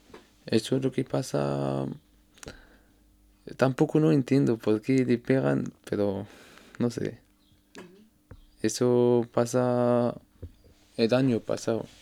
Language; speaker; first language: Spanish; non-native, learner; Arabic